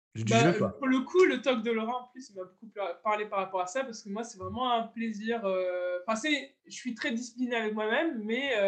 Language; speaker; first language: French; native; French